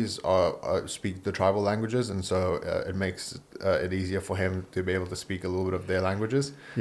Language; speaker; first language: English; native; English